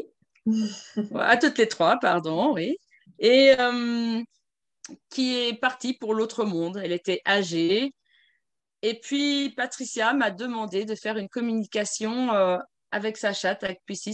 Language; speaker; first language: French; native; French